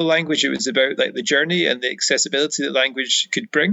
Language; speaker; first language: English; native; English